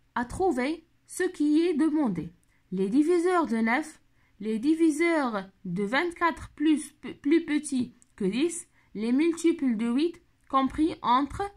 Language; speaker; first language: French; non-native, local second language; Arabic